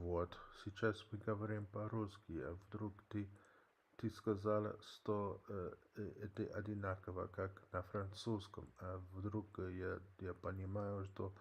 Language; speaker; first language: Russian; non-native, learner; English